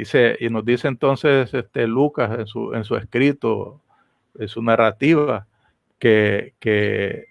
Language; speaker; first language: Spanish; native; Spanish